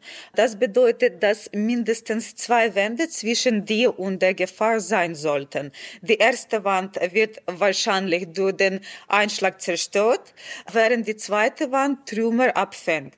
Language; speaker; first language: German; non-native, fluent; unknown